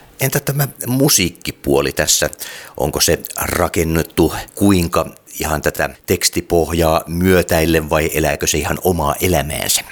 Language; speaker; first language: Finnish; native; Finnish